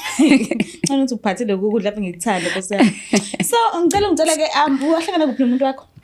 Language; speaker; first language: Zulu; native; Zulu